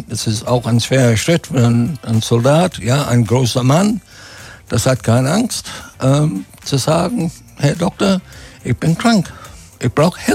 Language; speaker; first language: German; non-native, fluent; English